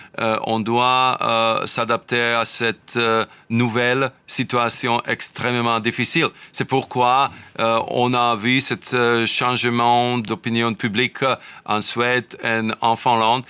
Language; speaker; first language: French; non-native, fluent; Slovak